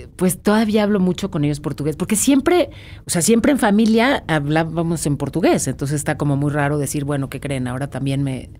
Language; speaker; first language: Spanish; native; Spanish